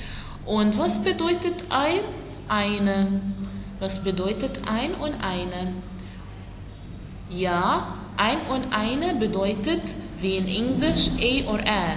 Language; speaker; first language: German; non-native, fluent; Arabic